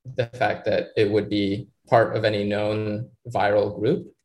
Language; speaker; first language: English; non-native, fluent; Arabic